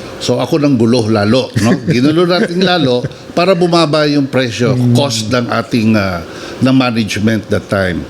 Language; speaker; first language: Filipino; native; Filipino